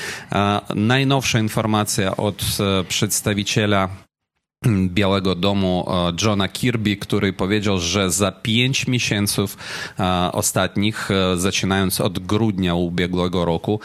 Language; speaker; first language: Polish; non-native, fluent; Ukrainian